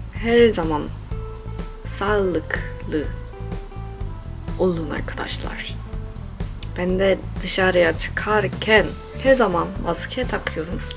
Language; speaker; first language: Turkish; non-native, learner; Korean